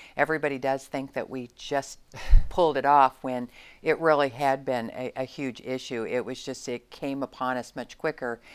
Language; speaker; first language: English; native; English